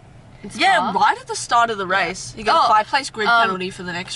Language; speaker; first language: English; native; English